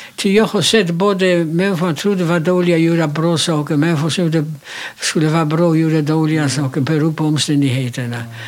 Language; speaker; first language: Swedish; non-native, fluent; Polish